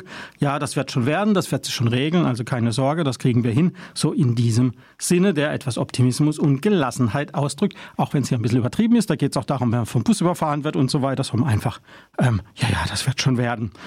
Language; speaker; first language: German; native; German